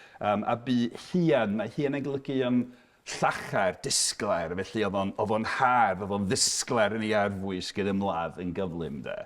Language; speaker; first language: Welsh; non-native, fluent; English